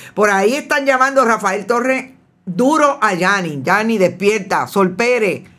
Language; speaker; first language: Spanish; native; Spanish